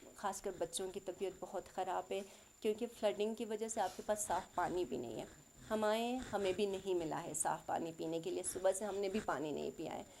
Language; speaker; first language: Urdu; non-native, local second language; Khowar